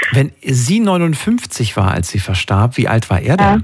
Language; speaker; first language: German; native; German